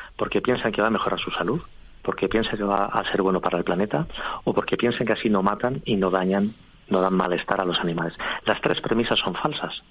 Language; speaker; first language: Spanish; native; Spanish